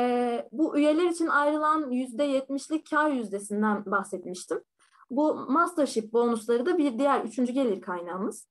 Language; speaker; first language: Turkish; native; Turkish